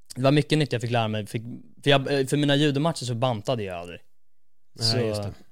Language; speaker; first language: Swedish; native; Swedish